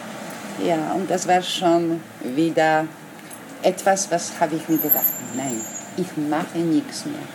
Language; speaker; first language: German; non-native, learner; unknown